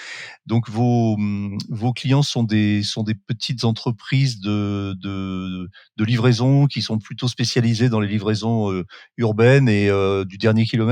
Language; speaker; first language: French; native; French